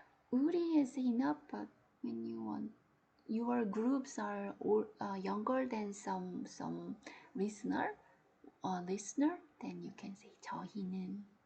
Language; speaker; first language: English; non-native, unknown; Korean